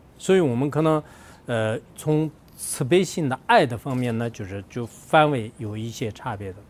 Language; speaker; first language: Chinese; non-native, local second language; Tibetan